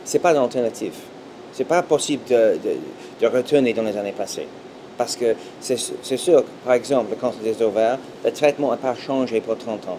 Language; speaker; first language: French; non-native, fluent; English